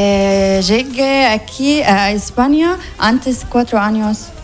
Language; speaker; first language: Spanish; non-native, learner; Arabic